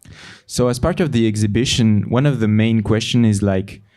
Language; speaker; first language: English; non-native, fluent; French